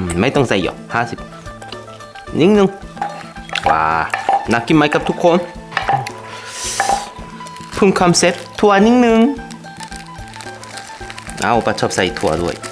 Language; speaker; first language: Thai; non-native, fluent; Korean